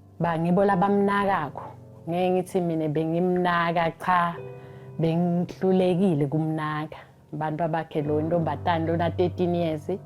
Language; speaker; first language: Zulu; non-native, local second language; Swati